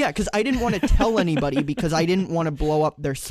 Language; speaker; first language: English; native; English